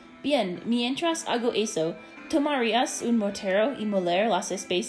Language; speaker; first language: Spanish; non-native, learner; English